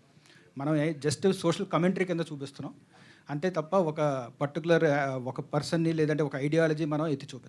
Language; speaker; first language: Telugu; native; Telugu